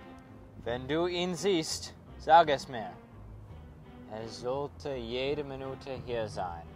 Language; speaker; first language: German; non-native, learner; English